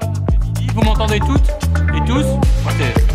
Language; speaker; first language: French; native; French